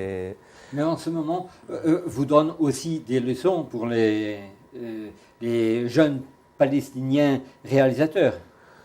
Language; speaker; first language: French; non-native, fluent; Portuguese